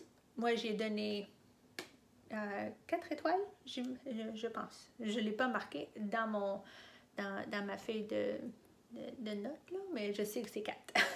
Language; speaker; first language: French; non-native, fluent; English